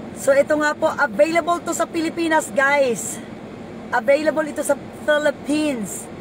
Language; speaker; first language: Filipino; non-native, local second language; Cebuano